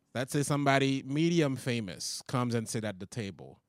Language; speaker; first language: English; non-native, fluent; Haitian Creole